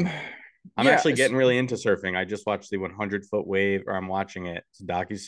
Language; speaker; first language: English; native; English